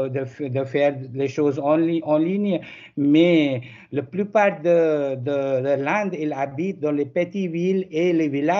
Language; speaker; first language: French; non-native, learner; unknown